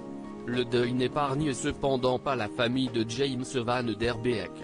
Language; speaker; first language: French; native; French